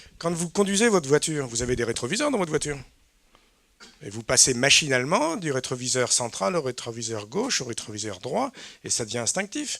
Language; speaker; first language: French; native; French